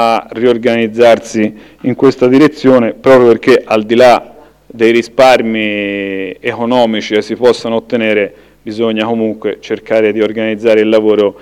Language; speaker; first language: Italian; native; Italian